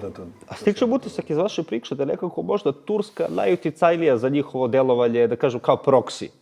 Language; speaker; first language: Bosnian; native; Bosnian